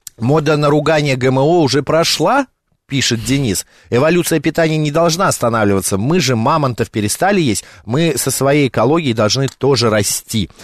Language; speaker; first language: Russian; native; Russian